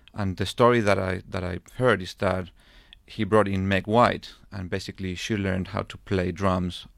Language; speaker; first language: English; non-native, fluent; Spanish